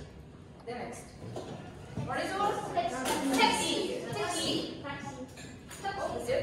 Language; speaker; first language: English; non-native, learner; Kazakh